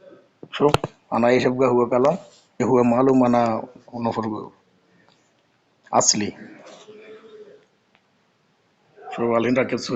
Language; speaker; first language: Arabic; non-native, learner; Bangla